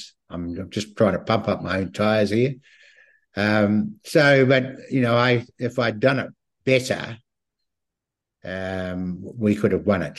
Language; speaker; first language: English; native; English